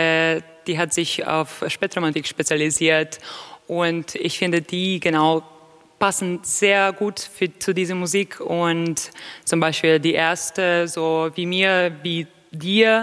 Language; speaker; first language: German; non-native, fluent; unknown